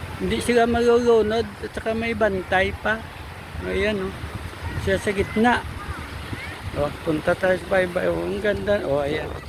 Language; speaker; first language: Filipino; non-native, local second language; Hiligaynon